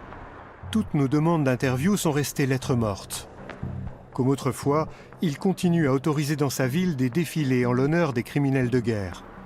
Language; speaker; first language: French; native; French